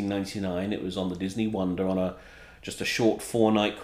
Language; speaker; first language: English; native; English